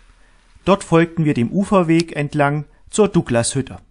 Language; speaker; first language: German; native; German